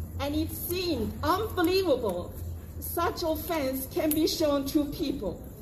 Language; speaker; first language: English; non-native, fluent; Uyghur